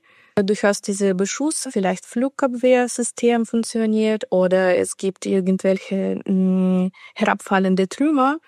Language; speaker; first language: German; non-native, fluent; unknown